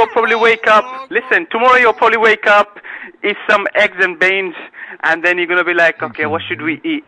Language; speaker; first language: English; non-native, local second language; Bangla